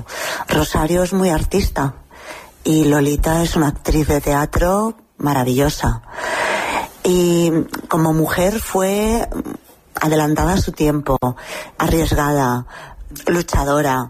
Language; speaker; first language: Spanish; native; Spanish